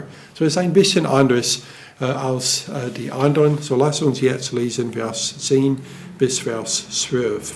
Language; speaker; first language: German; non-native, fluent; English